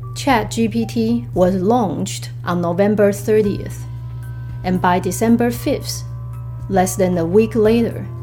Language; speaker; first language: English; non-native, fluent; Chinese